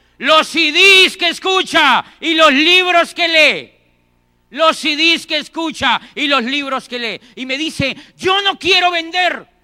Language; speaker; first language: Spanish; native; Spanish